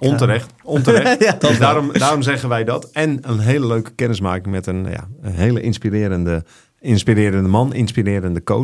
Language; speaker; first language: Dutch; native; Dutch